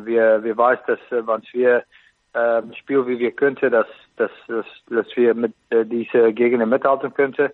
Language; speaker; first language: German; non-native, fluent; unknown